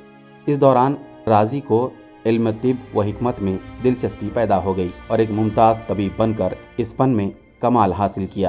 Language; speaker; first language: Urdu; native; Urdu